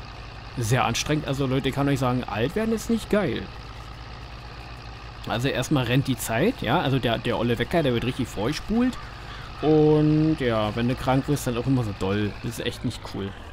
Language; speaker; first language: German; native; German